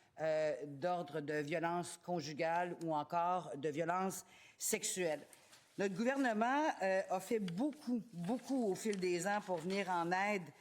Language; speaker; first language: French; native; French